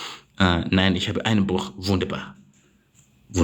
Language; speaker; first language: German; non-native, learner; English